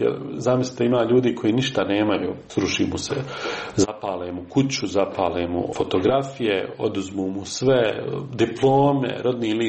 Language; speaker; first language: Serbian; native; Serbian